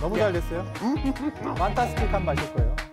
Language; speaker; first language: Korean; native; Korean